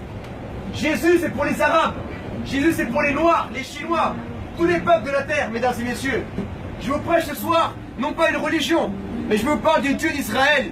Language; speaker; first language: French; native; French